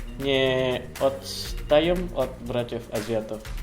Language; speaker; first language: Russian; non-native, learner; Indonesian